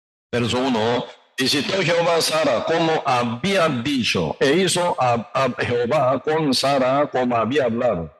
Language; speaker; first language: Spanish; non-native, learner; Korean